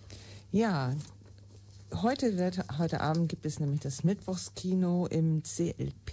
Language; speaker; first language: German; native; German